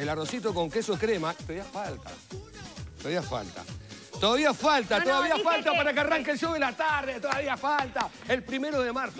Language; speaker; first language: Spanish; native; Spanish